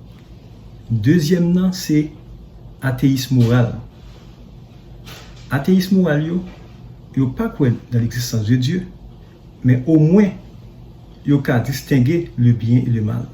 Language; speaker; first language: French; non-native, learner; Haitian Creole